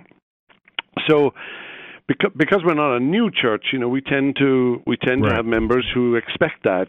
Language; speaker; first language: English; native; English